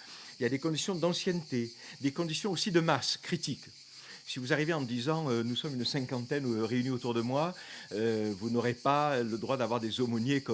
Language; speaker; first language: French; native; French